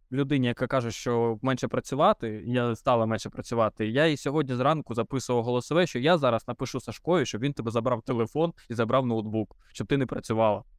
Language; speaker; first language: Ukrainian; non-native, local second language; Russian